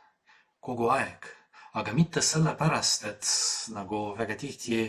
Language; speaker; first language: Estonian; non-native, fluent; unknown